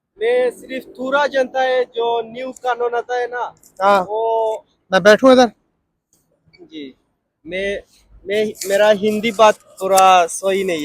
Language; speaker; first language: Hindi; non-native, learner; Bangla